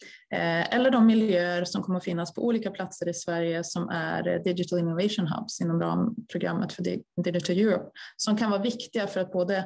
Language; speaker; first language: Swedish; native; Swedish